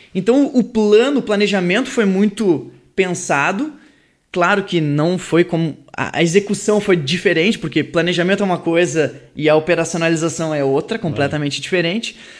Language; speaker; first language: Portuguese; early bilingual, other home language; French